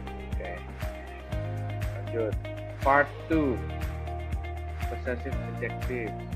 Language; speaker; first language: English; non-native, fluent; Indonesian